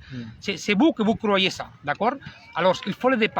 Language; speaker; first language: French; non-native, learner; Spanish